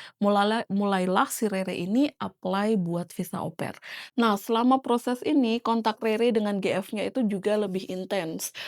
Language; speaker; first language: Indonesian; native; Indonesian